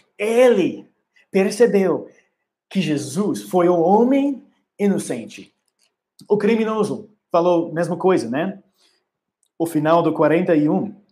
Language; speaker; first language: Portuguese; non-native, learner; English